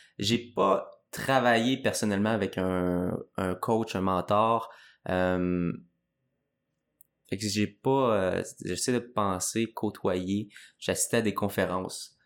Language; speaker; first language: French; native; French